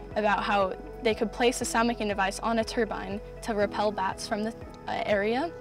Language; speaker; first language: English; native; English